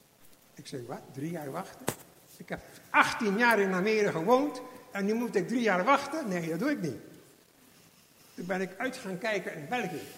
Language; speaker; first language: Dutch; non-native, fluent; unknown